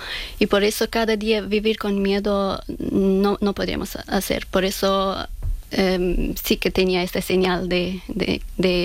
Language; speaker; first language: Spanish; non-native, learner; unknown